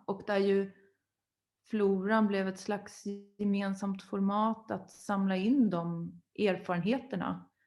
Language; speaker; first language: Swedish; native; Swedish